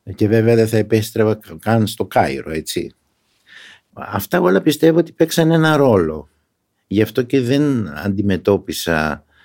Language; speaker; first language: Greek; early bilingual, other home language; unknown